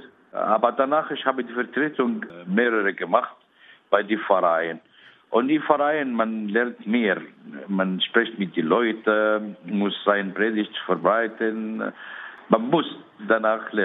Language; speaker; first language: German; non-native, learner; Arabic